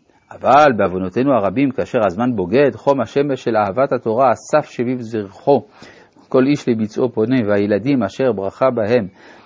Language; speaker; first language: Hebrew; native; Hebrew